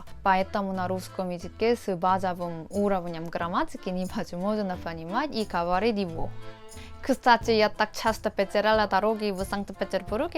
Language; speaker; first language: Russian; non-native, fluent; Korean